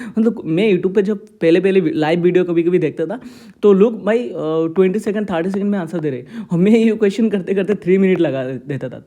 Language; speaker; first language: Hindi; non-native, local second language; Assamese